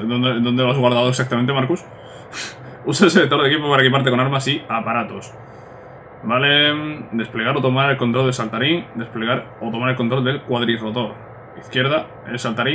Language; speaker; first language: Spanish; native; Spanish